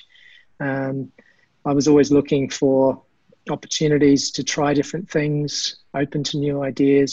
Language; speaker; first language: English; native; English